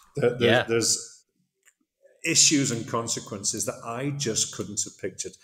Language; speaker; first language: English; native; English